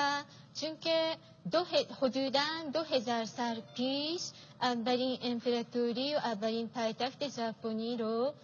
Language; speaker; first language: Persian; non-native, fluent; Japanese